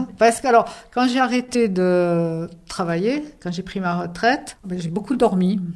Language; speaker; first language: French; native; French